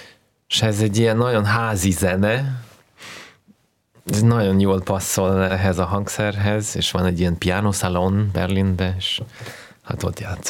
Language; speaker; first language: Hungarian; early bilingual, heritage; Hungarian